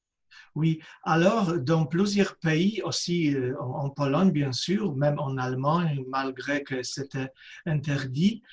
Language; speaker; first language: French; non-native, fluent; Polish